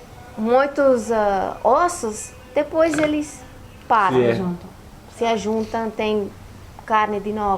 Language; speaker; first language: Portuguese; non-native, fluent; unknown